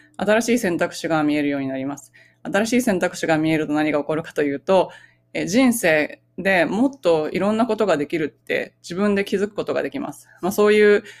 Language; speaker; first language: Japanese; native; Japanese